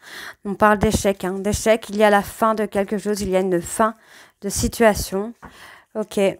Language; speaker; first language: French; native; French